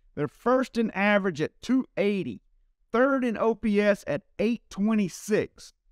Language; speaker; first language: English; native; English